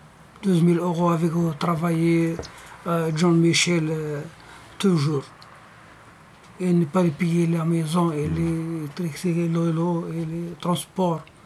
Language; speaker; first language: French; non-native, learner; Arabic